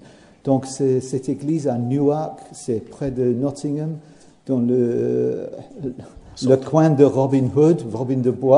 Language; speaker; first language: French; non-native, learner; English